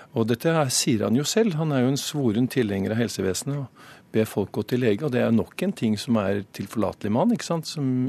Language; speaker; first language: Norwegian; native; Norwegian